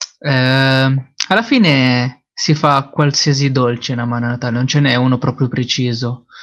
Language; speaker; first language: Italian; early bilingual, other home language; Filipino